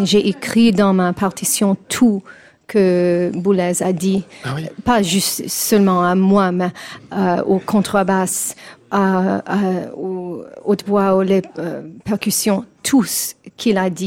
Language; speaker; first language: French; non-native, fluent; English